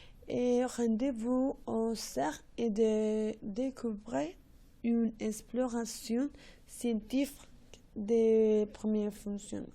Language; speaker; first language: French; non-native, learner; Spanish